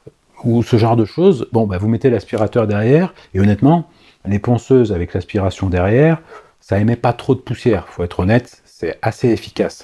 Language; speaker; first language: French; native; French